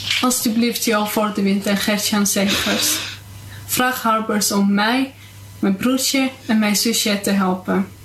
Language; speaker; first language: Dutch; early bilingual, other home language; Armenian